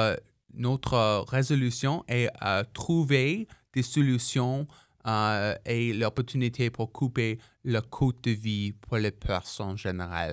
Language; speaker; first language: French; non-native, local second language; English